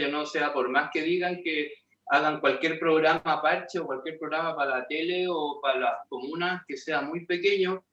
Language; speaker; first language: Spanish; native; Spanish